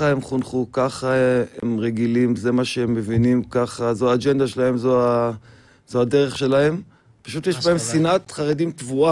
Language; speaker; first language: Hebrew; native; Hebrew